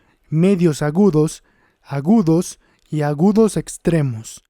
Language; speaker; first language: Spanish; native; Spanish